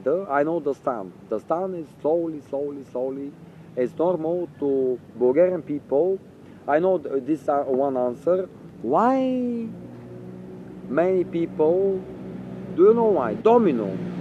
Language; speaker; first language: English; non-native, learner; Bulgarian